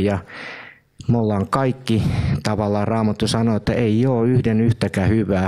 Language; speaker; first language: Finnish; native; Finnish